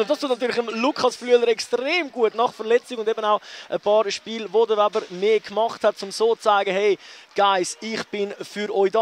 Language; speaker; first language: German; native; German